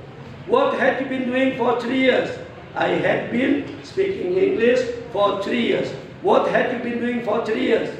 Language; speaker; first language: English; non-native, fluent; Indonesian